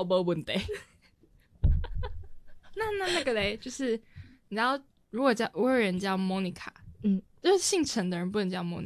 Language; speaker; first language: Chinese; native; Chinese